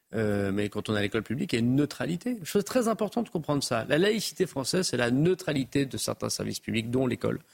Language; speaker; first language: French; native; French